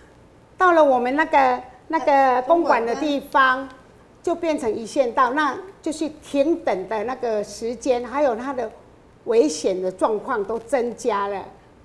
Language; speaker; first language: Chinese; non-native, local second language; Min Nan Chinese